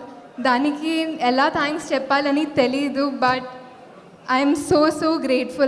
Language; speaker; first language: Telugu; non-native, local second language; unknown